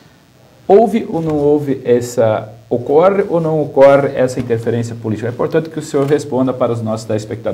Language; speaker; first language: Portuguese; native; Portuguese